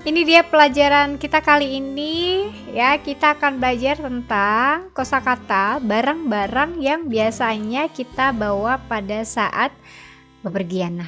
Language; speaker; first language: Indonesian; native; Indonesian